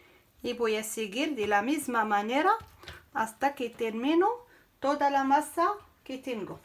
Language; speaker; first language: Spanish; non-native, fluent; Arabic